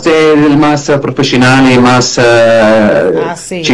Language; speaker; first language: Spanish; non-native, learner; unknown